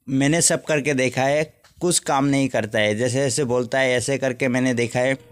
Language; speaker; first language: Hindi; non-native, local second language; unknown